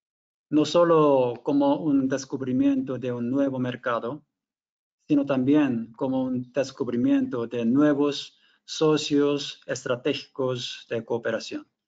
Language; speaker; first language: Spanish; non-native, fluent; Korean